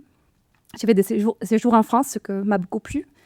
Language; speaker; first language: French; non-native, fluent; Norwegian